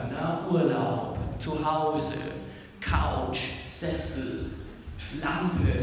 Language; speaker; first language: German; non-native, fluent; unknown